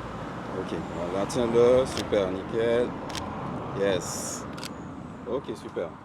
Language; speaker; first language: French; native; French